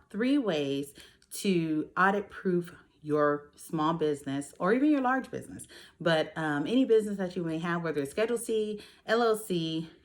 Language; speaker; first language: English; native; English